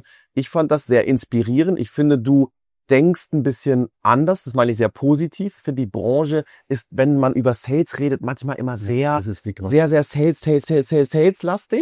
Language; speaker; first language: German; native; German